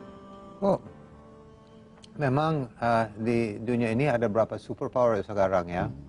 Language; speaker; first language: Indonesian; non-native, fluent; English